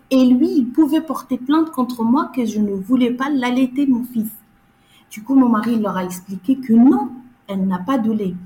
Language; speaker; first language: French; non-native, local second language; Arabic